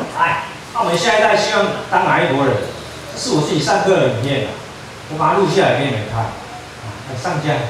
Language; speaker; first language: Chinese; native; Chinese